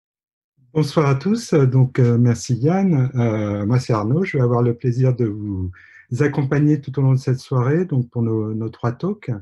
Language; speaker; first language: French; native; French